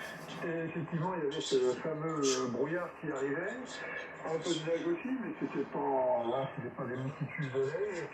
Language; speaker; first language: French; native; French